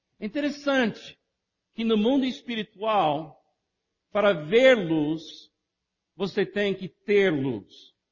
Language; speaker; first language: Portuguese; non-native, fluent; English